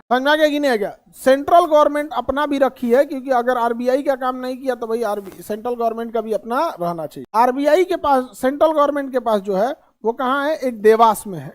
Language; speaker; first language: Hindi; native; Hindi